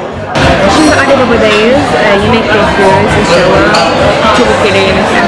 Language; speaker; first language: Turkish; early bilingual, heritage; English